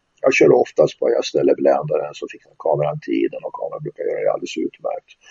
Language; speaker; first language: Swedish; native; Swedish